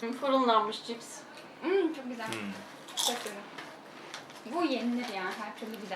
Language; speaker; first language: Turkish; native; Turkish